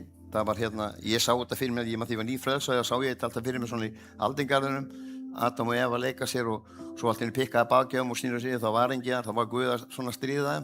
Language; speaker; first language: Icelandic; native; Icelandic